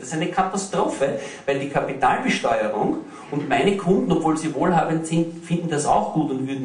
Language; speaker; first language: German; native; German